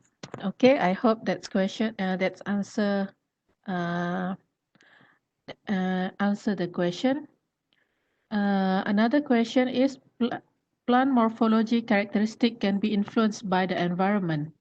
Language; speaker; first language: English; non-native, fluent; Malay